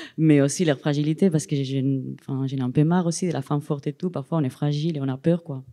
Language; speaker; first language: French; non-native, fluent; Spanish